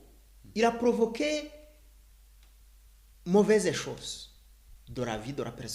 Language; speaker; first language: French; non-native, learner; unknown